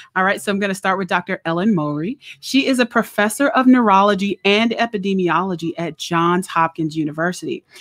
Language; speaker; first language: English; native; English